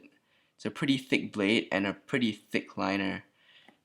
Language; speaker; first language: English; native; English